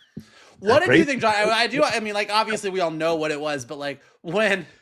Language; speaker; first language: English; native; English